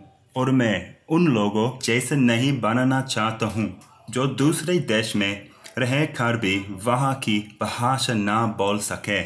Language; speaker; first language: Hindi; non-native, learner; English